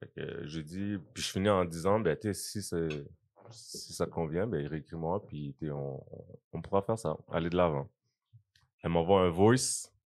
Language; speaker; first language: French; native; French